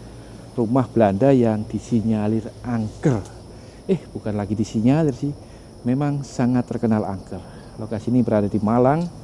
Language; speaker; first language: Indonesian; native; Indonesian